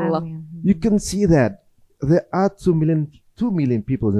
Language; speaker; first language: English; non-native, fluent; Indonesian